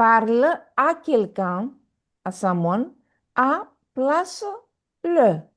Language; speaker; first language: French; non-native, fluent; Greek